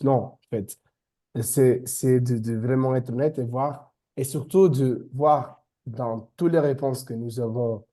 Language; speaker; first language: French; non-native, fluent; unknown